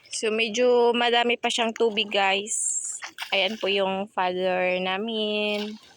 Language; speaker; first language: Filipino; non-native, local second language; Cebuano